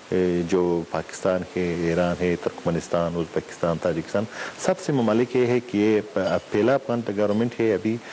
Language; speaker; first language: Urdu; non-native, learner; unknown